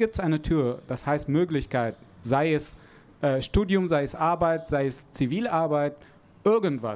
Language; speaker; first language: German; non-native, fluent; Arabic